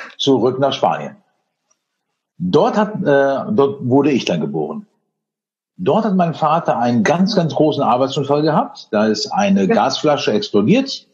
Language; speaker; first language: German; early bilingual, other home language; Spanish